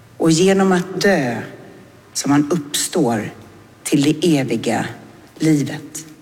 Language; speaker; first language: Swedish; native; Swedish